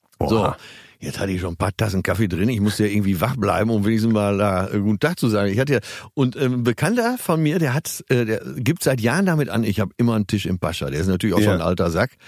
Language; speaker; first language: German; native; German